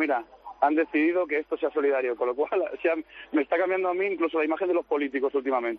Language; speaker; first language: Spanish; native; Spanish